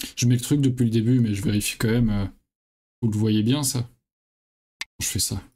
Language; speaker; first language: French; native; French